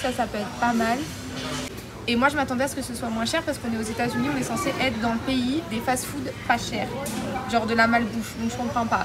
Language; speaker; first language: French; native; French